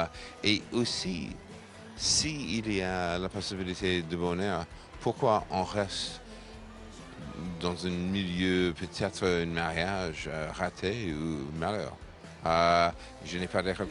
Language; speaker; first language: French; non-native, fluent; English